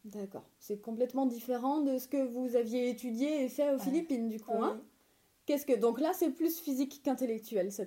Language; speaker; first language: French; native; French